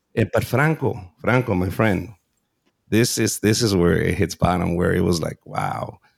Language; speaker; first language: English; early bilingual, other home language; Spanish